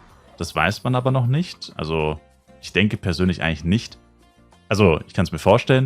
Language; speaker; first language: German; native; German